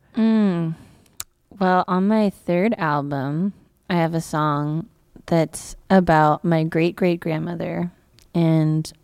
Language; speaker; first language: English; native; English